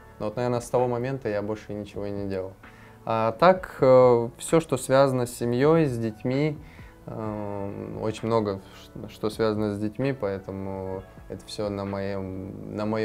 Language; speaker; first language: Russian; native; Russian